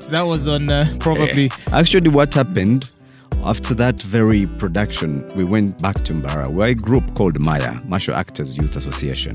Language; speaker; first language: English; non-native, local second language; Nyankole